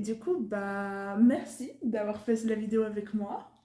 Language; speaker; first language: French; native; French